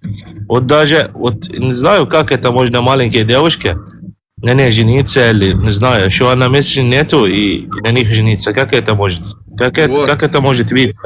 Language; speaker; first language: Russian; non-native, learner; Arabic